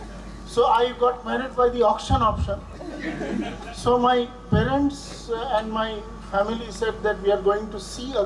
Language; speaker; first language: English; non-native, local second language; Bangla